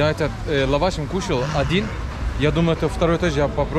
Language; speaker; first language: Russian; non-native, learner; Turkish